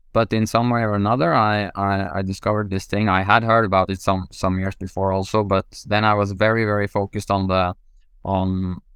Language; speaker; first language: English; non-native, fluent; Norwegian